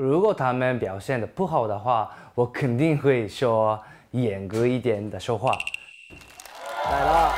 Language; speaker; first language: Chinese; non-native, fluent; Japanese